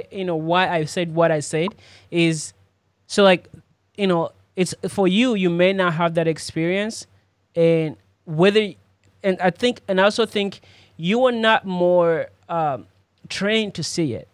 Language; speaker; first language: English; non-native, local second language; Ganda